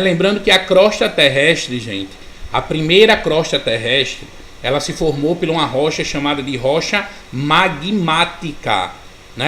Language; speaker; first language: Portuguese; native; Portuguese